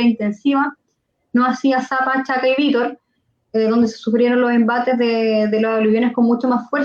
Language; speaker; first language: Spanish; native; Spanish